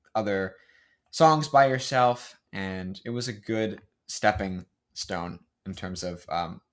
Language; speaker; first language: English; native; English